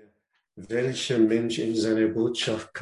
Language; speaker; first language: German; non-native, fluent; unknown